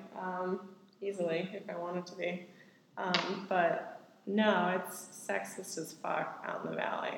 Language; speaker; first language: English; native; English